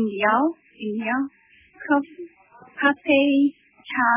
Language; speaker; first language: Chinese; non-native, learner; Korean